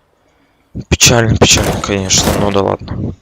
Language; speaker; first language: Russian; native; Russian